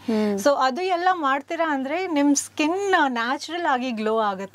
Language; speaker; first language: Kannada; non-native, learner; Punjabi